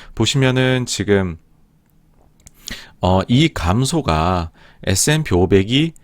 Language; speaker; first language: Korean; native; Korean